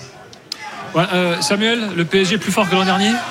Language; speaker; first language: French; native; French